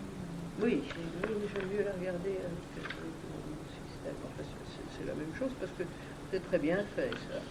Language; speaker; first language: French; native; French